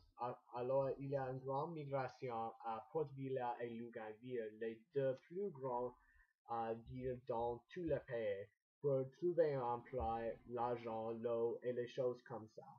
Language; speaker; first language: French; non-native, learner; English